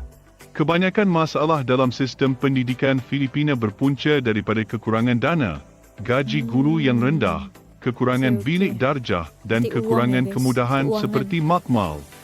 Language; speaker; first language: Malay; native; Malay